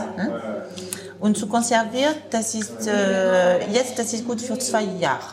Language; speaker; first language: German; non-native, learner; French